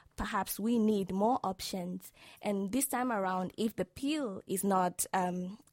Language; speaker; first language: English; non-native, local second language; Swahili